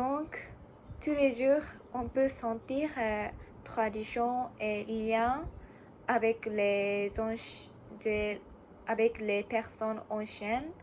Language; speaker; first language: French; non-native, learner; Japanese